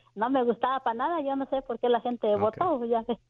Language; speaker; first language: Spanish; native; Spanish